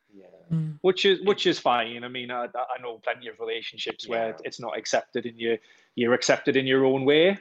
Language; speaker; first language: English; native; English